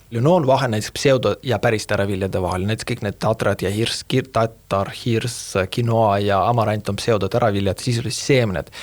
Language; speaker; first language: Estonian; non-native, fluent; Russian